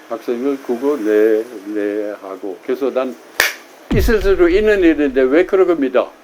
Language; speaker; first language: Korean; non-native, fluent; German